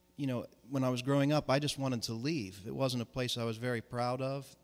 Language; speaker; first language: English; native; English